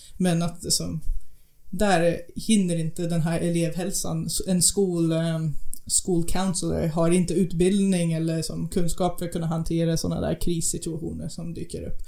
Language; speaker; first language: Swedish; non-native, fluent; English